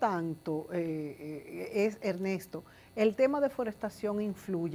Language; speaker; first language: Spanish; native; Spanish